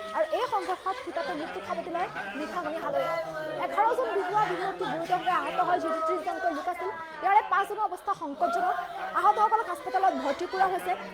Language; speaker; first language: Assamese; native; Assamese